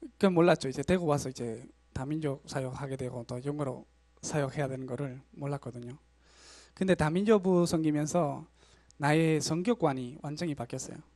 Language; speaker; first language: Korean; non-native, learner; Spanish